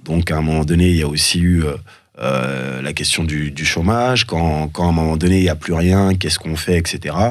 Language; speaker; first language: French; early bilingual, other home language; Soninke